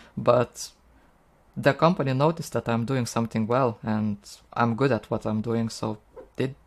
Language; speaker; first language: English; non-native, fluent; Lithuanian